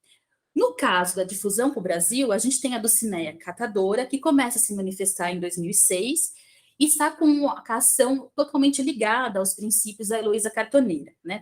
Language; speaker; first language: Portuguese; native; Portuguese